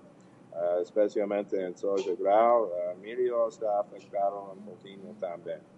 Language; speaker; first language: Portuguese; non-native, learner; English